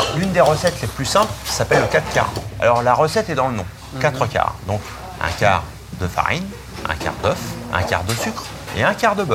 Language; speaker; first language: French; native; French